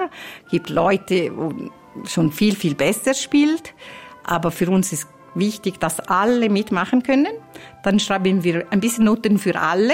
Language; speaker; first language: German; non-native, fluent; Italian